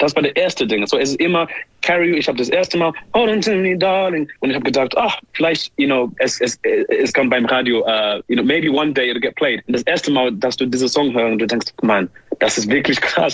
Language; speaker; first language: German; non-native, learner; English